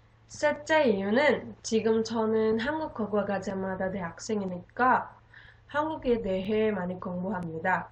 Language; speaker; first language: Korean; non-native, learner; Indonesian